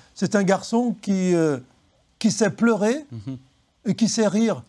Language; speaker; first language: French; native; French